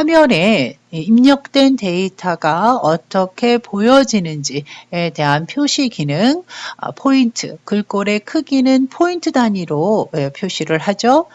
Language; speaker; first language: Korean; native; Korean